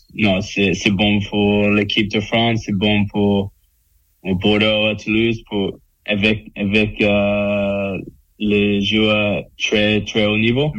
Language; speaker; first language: French; non-native, learner; English